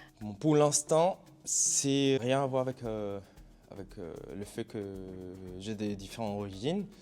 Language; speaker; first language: French; non-native, fluent; Spanish